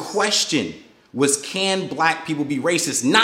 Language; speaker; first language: English; native; English